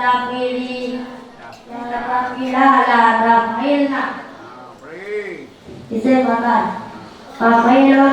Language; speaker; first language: Arabic; non-native, learner; Achinese